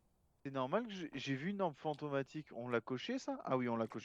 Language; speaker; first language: French; native; French